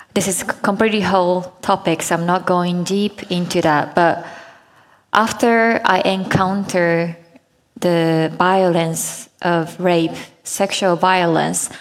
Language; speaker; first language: English; non-native, fluent; Japanese